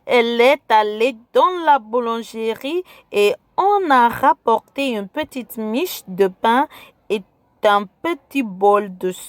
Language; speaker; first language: French; non-native, fluent; English